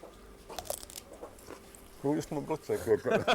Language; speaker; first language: German; native; German